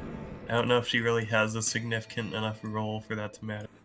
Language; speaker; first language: English; native; English